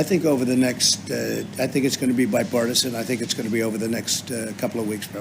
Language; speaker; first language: English; native; English